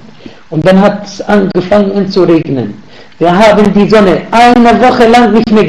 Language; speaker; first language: German; non-native, learner; Arabic